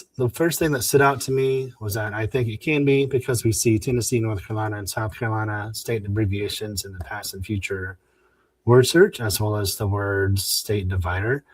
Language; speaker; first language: English; native; English